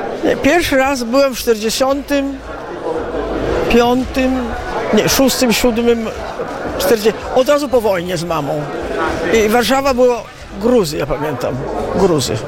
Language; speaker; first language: Polish; early bilingual, heritage; Italian